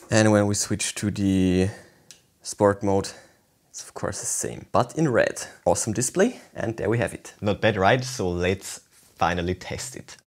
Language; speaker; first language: English; non-native, fluent; German